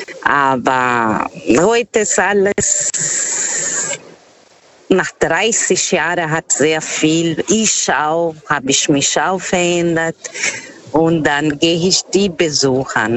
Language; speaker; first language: German; non-native, fluent; Portuguese